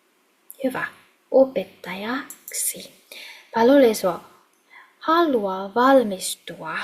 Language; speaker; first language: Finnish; non-native, fluent; Burmese